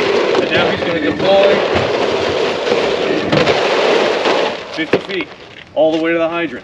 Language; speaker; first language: English; native; English